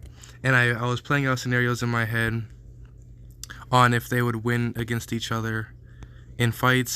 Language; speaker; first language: English; native; English